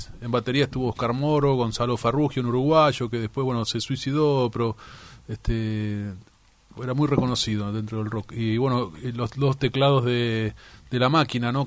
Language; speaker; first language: Spanish; native; Spanish